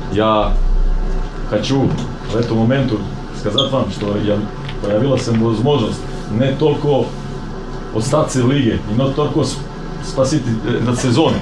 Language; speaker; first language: Russian; non-native, fluent; Serbian